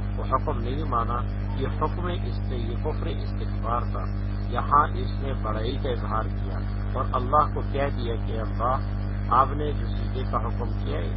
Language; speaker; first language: Urdu; non-native, local second language; Pashto